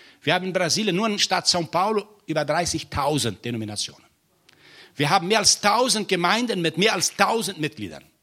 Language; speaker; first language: German; non-native, fluent; Portuguese